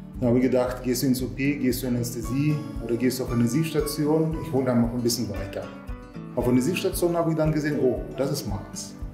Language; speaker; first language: German; non-native, fluent; Russian